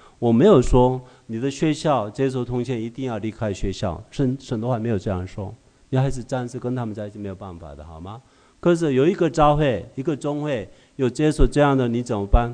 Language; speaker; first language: Chinese; non-native, fluent; Korean